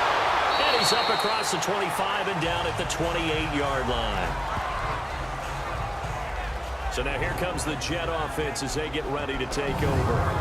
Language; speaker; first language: English; native; English